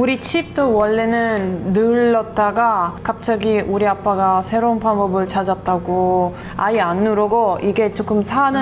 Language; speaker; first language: Korean; non-native, fluent; Italian